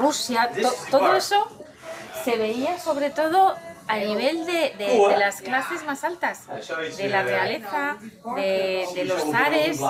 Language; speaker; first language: Spanish; native; Spanish